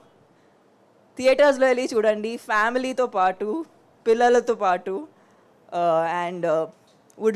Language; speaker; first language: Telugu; non-native, local second language; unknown